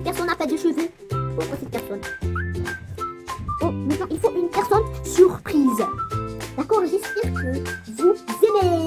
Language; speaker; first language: French; non-native, local second language; Arabic